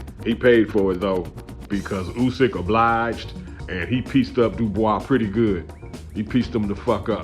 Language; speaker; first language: English; native; English